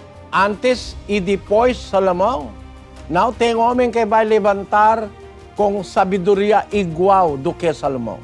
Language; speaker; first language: Portuguese; non-native, learner; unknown